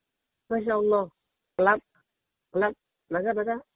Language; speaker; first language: Arabic; non-native, learner; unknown